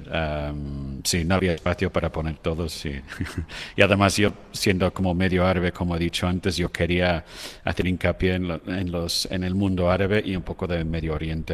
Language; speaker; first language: Spanish; non-native, fluent; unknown